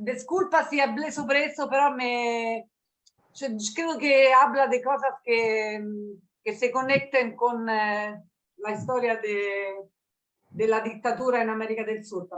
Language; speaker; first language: Spanish; non-native, learner; Italian